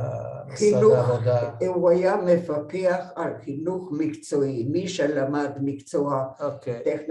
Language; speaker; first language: Hebrew; non-native, fluent; Hungarian